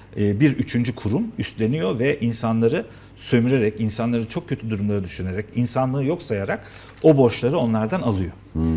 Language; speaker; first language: Turkish; native; Turkish